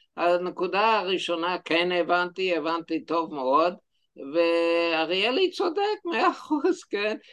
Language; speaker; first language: Hebrew; non-native, fluent; English